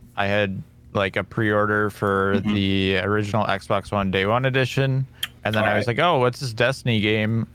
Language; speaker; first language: English; native; English